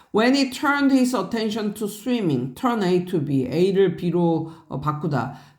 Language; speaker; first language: English; non-native, fluent; Korean